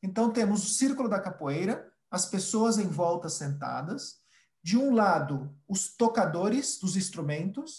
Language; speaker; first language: Portuguese; early bilingual, other home language; Spanish